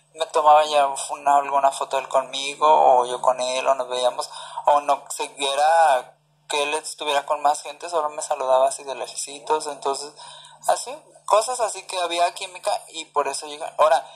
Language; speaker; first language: Spanish; native; Spanish